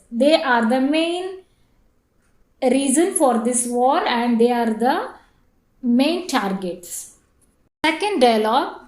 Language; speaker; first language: English; non-native, local second language; Kannada